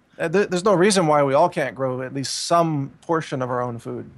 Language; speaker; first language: English; native; English